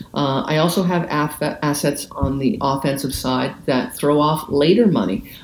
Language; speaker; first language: English; native; English